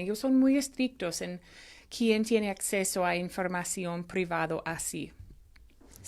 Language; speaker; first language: Spanish; non-native, fluent; English